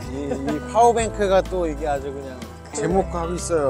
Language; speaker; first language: Korean; native; Korean